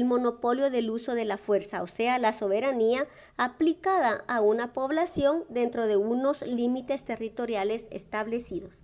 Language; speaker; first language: Spanish; native; Spanish